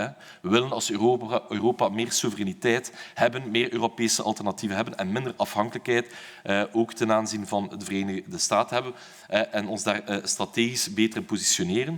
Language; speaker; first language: Dutch; native; Dutch